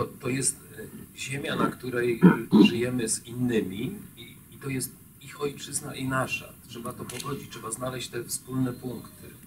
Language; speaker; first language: Polish; native; Polish